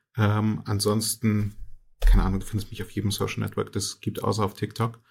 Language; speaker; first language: German; early bilingual, other home language; Russian